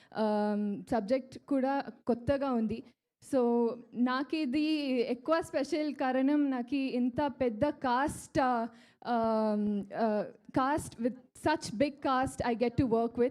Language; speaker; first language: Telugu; non-native, learner; Kannada